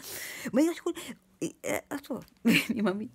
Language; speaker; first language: Swedish; non-native, learner; Portuguese